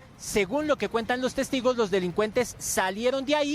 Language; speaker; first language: Spanish; native; Spanish